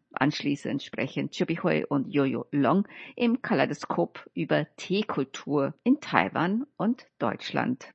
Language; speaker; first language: German; native; German